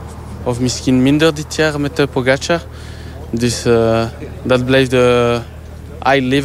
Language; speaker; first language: Dutch; non-native, learner; French